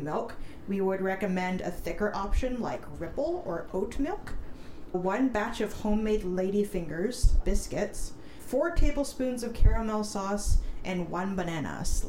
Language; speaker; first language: English; native; English